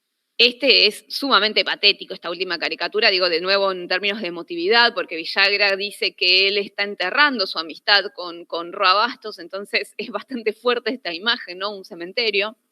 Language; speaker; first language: Spanish; native; Spanish